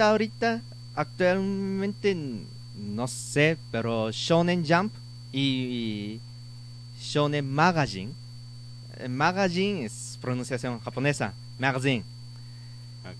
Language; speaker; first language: Spanish; non-native, learner; Japanese